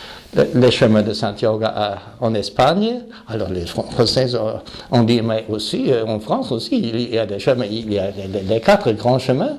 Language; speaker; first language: French; non-native, fluent; German